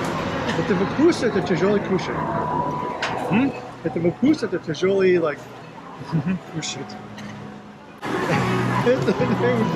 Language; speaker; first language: Russian; non-native, learner; English